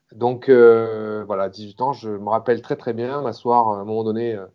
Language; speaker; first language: French; native; French